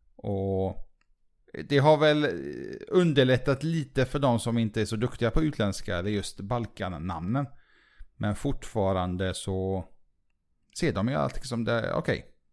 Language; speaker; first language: Swedish; early bilingual, other home language; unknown